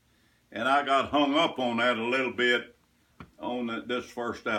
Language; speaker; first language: English; native; English